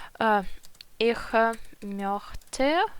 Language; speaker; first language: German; non-native, fluent; Ukrainian